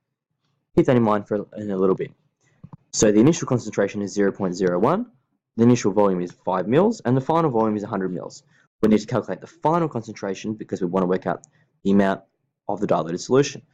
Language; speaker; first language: English; native; English